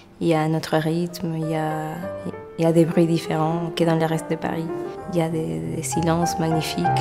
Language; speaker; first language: French; non-native, fluent; Spanish